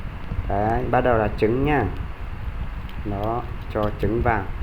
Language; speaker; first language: Vietnamese; non-native, local second language; Hmong